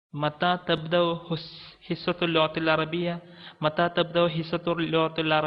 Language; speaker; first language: Arabic; non-native, fluent; Malayalam